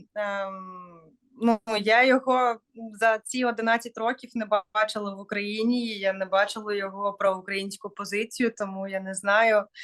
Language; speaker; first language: Ukrainian; non-native, local second language; Russian